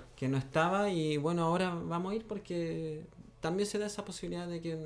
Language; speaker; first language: Spanish; native; Spanish